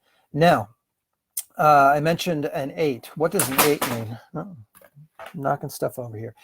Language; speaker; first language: English; native; English